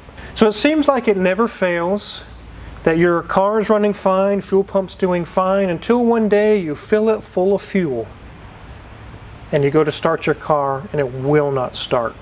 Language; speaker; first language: English; native; English